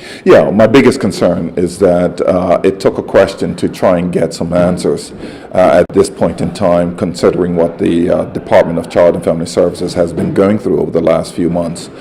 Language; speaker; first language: English; native; English